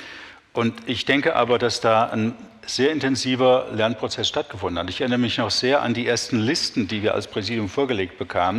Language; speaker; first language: German; native; German